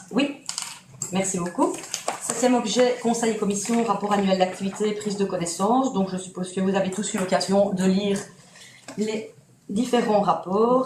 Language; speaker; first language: French; native; French